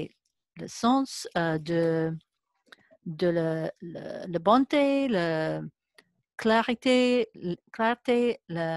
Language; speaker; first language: French; non-native, learner; English